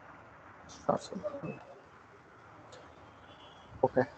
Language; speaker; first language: German; non-native, learner; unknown